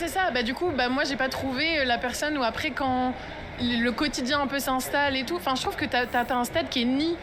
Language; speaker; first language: French; native; French